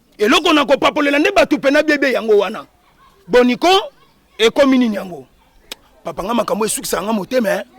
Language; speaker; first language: Lingala; native; Lingala